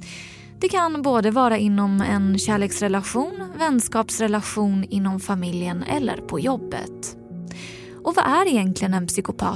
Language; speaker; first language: Swedish; native; Swedish